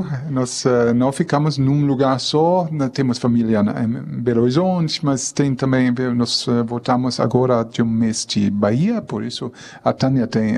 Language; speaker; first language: Portuguese; non-native, fluent; German